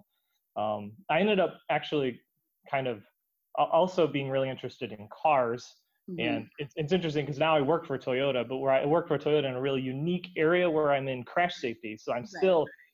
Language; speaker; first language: English; native; English